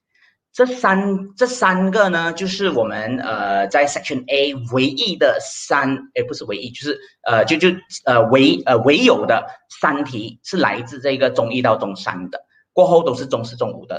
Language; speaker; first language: Chinese; native; Chinese